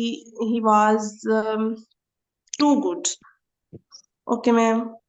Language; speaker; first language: English; non-native, learner; Urdu